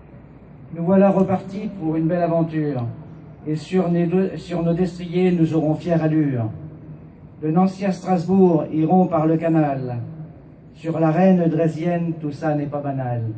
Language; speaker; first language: French; native; French